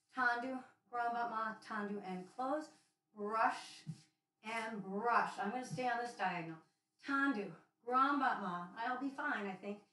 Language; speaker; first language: English; native; English